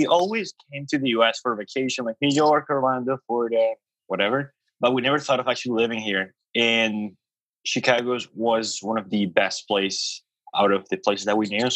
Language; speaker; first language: English; non-native, fluent; Spanish